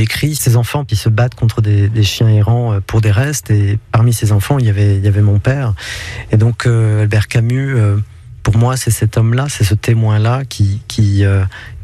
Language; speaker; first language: French; non-native, local second language; Kabyle